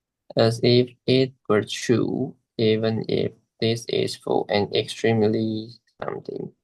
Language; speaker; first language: English; non-native, learner; Chinese